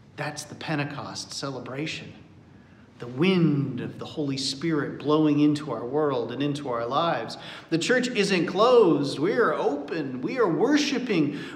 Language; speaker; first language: English; native; English